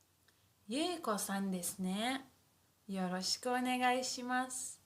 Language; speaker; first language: Japanese; non-native, fluent; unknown